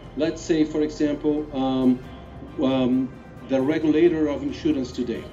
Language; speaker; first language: English; non-native, fluent; Portuguese